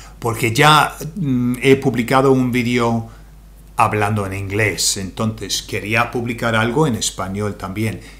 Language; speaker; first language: Spanish; non-native, fluent; English